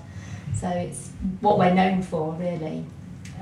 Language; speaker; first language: English; native; English